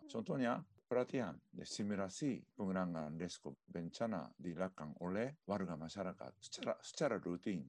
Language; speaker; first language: Indonesian; non-native, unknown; Japanese